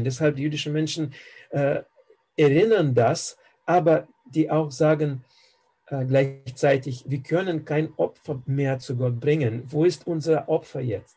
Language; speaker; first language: German; non-native, fluent; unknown